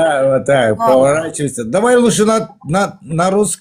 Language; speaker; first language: Russian; non-native, fluent; Turkmen